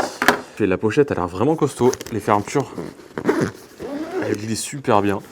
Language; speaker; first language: French; native; French